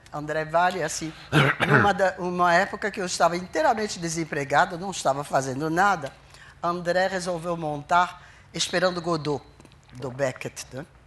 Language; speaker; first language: Portuguese; non-native, fluent; French